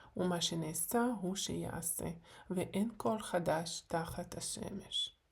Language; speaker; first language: Hebrew; non-native, fluent; Ukrainian